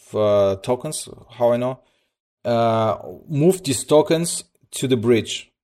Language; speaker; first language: English; early bilingual, other home language; Russian